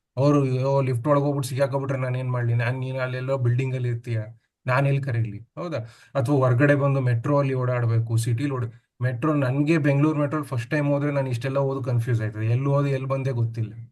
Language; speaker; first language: Kannada; native; Kannada